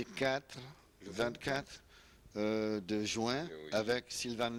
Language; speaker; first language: French; non-native, learner; English